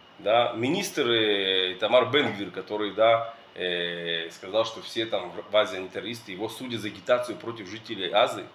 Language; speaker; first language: Russian; early bilingual, heritage; Russian